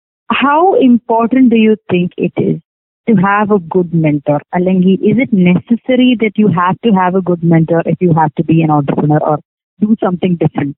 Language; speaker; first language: English; non-native, local second language; Malayalam